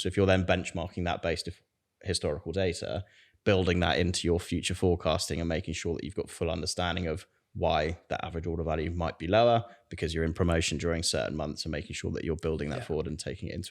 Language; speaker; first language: English; native; English